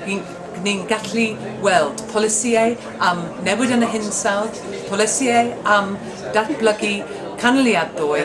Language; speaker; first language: Welsh; non-native, learner; English